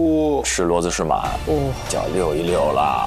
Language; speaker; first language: Chinese; native; Chinese